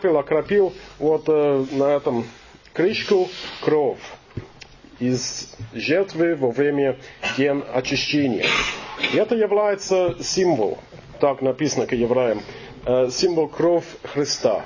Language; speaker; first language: Russian; non-native, fluent; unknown